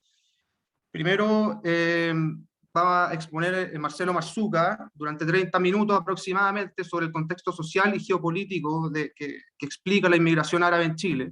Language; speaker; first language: Spanish; native; Spanish